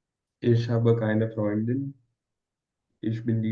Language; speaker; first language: German; non-native, learner; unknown